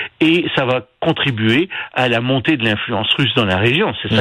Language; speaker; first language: French; native; French